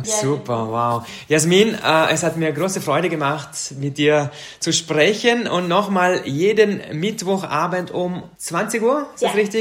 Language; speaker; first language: German; native; German